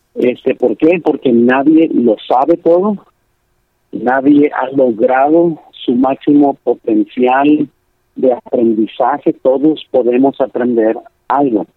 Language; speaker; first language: Spanish; early bilingual, heritage; Spanish